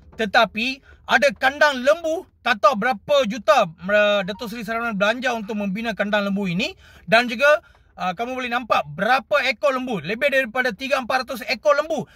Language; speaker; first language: Malay; non-native, local second language; Tamil